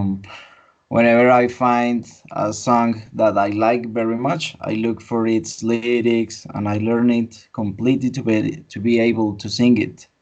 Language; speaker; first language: English; non-native, fluent; Spanish